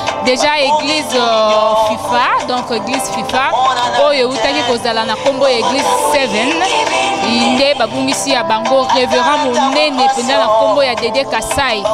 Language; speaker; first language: French; non-native, local second language; Lingala